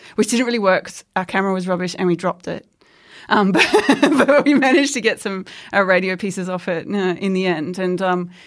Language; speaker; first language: English; native; English